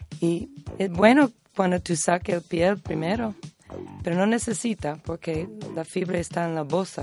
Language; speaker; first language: Spanish; non-native, learner; English